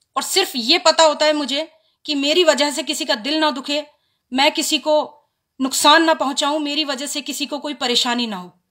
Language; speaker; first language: Hindi; native; Hindi